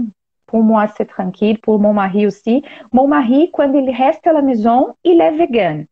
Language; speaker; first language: French; non-native, learner; Portuguese